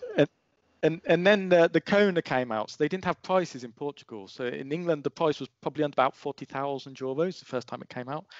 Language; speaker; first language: English; native; English